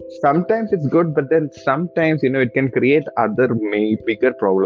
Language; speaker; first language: English; early bilingual, other home language; Malayalam